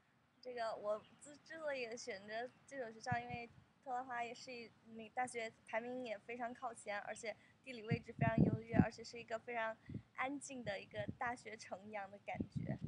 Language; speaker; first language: Chinese; native; Chinese